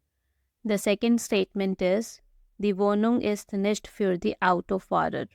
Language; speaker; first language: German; non-native, fluent; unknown